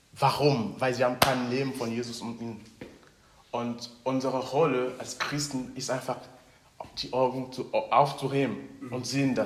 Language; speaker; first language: German; non-native, fluent; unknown